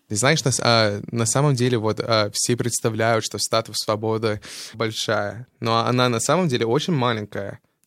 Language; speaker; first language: Russian; non-native, fluent; English